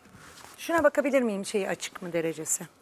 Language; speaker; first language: Turkish; native; Turkish